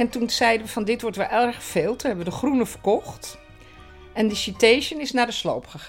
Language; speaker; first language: Dutch; native; Dutch